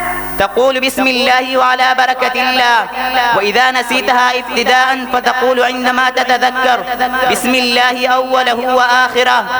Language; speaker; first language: Arabic; non-native, learner; Urdu